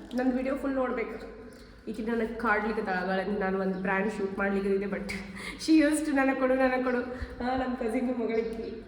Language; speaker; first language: Kannada; non-native, local second language; Lambadi